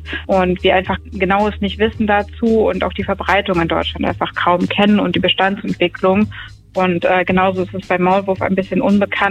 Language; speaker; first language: German; native; German